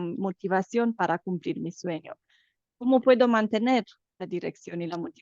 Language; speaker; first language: Spanish; non-native, fluent; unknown